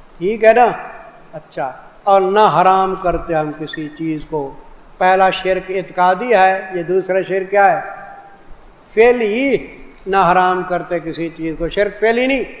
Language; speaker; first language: Urdu; non-native, local second language; Saraiki